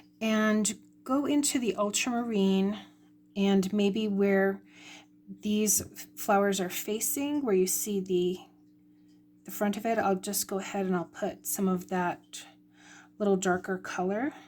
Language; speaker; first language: English; native; English